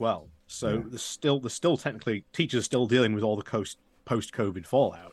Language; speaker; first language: English; native; English